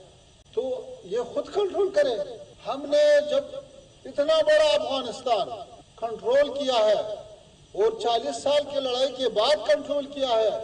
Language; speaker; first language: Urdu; non-native, fluent; Pashto